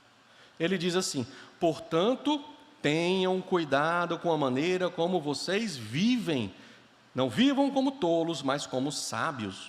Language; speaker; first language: Portuguese; native; Portuguese